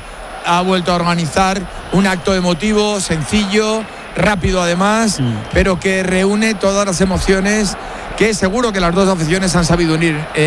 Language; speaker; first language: Spanish; native; Spanish